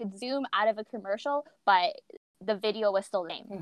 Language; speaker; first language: English; native; English